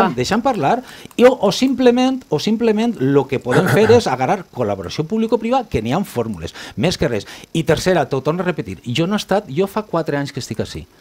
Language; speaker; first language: Catalan; native; Catalan